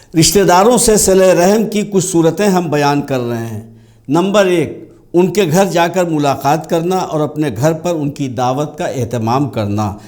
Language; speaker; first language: Urdu; native; Urdu